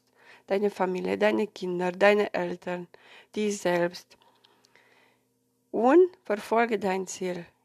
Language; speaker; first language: German; non-native, fluent; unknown